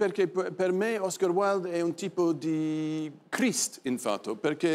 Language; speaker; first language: Italian; non-native, learner; English